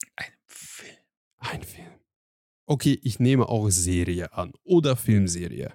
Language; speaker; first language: German; non-native, fluent; Hungarian